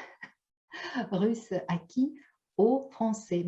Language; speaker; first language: French; non-native, fluent; Russian